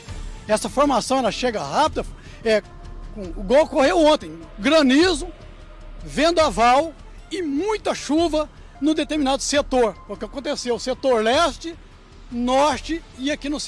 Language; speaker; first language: Portuguese; native; Portuguese